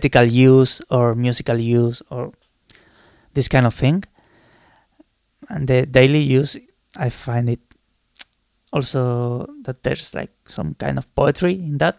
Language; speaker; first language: English; non-native, fluent; Spanish